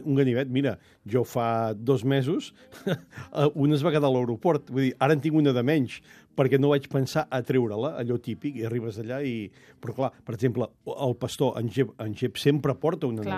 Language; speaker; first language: Catalan; native; Catalan